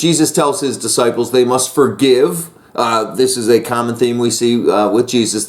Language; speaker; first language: English; native; English